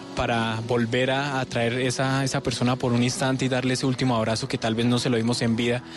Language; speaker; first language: Spanish; native; Spanish